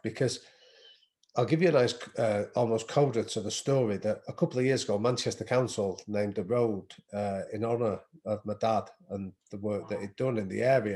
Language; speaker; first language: English; native; English